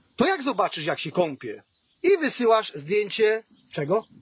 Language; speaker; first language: Polish; native; Polish